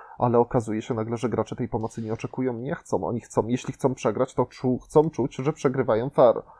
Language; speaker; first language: Polish; native; Polish